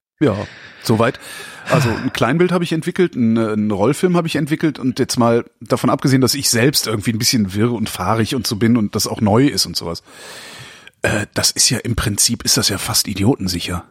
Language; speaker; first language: German; native; German